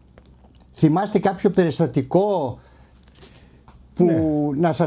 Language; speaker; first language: Greek; native; Greek